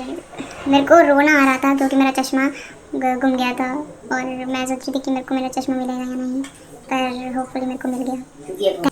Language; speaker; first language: Hindi; native; Hindi